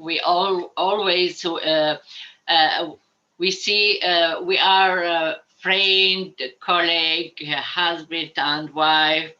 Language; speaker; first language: English; non-native, learner; Arabic